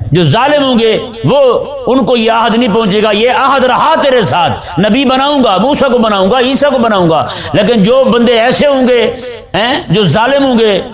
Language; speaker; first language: Urdu; non-native, local second language; Punjabi